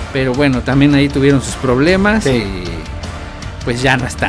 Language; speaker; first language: Spanish; native; Spanish